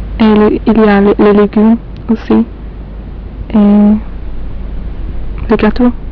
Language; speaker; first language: French; non-native, learner; Polish